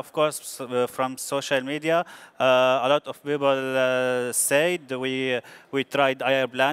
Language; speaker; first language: English; non-native, learner; Arabic